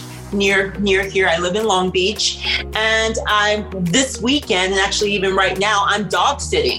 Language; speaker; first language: English; native; English